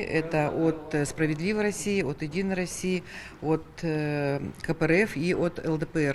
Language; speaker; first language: Russian; native; Russian